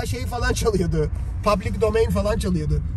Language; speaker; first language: Turkish; native; Turkish